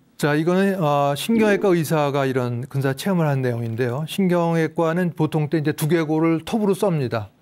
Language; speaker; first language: Korean; native; Korean